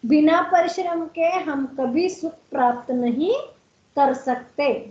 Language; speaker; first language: Hindi; non-native, local second language; Kannada